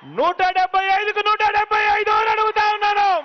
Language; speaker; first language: Telugu; native; Telugu